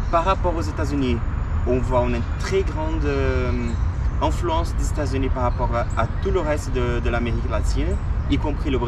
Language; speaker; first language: French; non-native, fluent; Portuguese